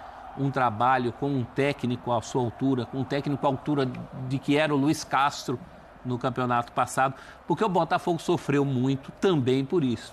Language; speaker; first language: Portuguese; native; Portuguese